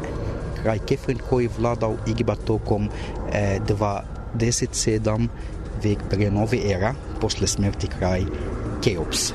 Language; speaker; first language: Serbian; non-native, learner; Arabic